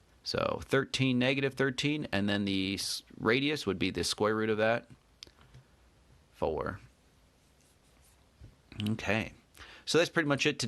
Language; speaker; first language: English; native; English